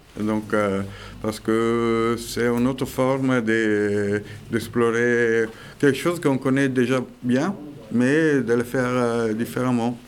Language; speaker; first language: French; non-native, fluent; Italian